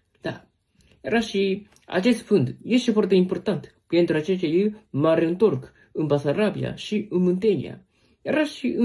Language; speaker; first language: Romanian; non-native, learner; Japanese